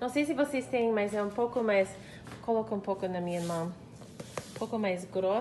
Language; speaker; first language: Portuguese; non-native, learner; English